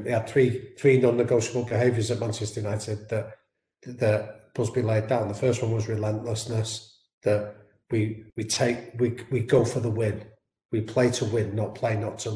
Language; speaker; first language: English; native; English